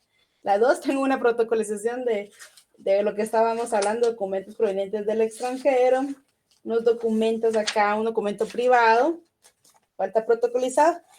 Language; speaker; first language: Spanish; native; Spanish